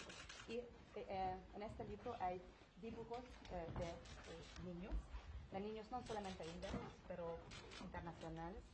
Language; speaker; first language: Spanish; non-native, fluent; Hungarian